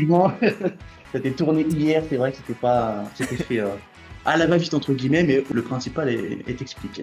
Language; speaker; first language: French; native; French